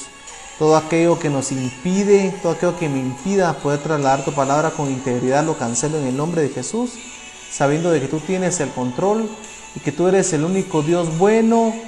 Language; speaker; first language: Spanish; native; Spanish